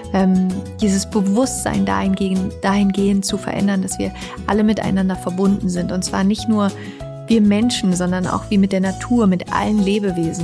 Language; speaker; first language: German; native; German